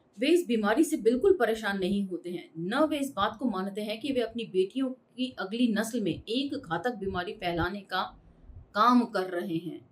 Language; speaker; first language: Hindi; native; Hindi